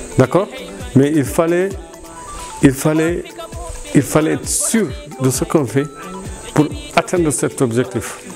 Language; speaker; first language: French; non-native, local second language; Fula